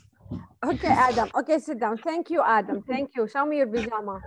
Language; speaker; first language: English; non-native, fluent; Arabic